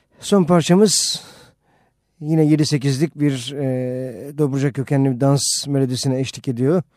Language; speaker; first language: Turkish; native; Turkish